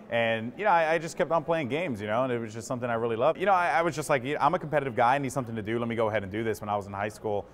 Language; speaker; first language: English; native; English